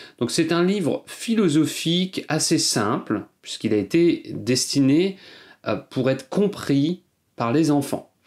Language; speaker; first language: French; native; French